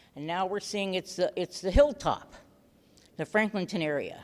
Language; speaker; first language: English; native; English